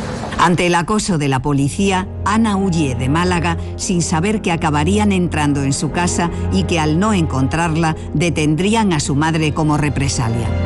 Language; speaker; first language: Spanish; native; Spanish